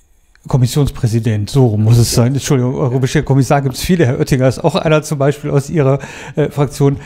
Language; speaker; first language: German; native; German